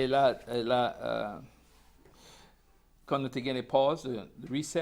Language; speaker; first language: French; non-native, local second language; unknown